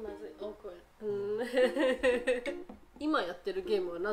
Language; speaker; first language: Japanese; native; Japanese